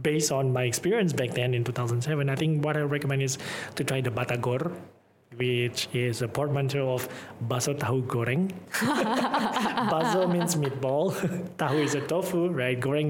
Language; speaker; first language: English; non-native, fluent; Indonesian